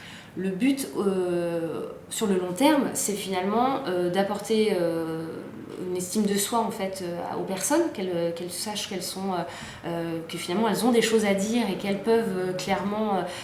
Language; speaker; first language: French; native; French